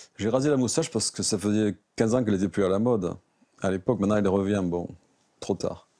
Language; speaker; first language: French; native; French